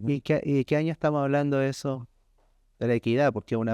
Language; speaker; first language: Spanish; native; Spanish